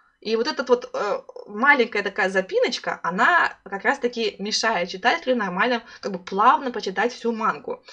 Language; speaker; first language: Russian; native; Russian